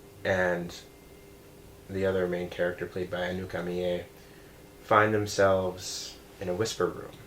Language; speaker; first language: English; native; English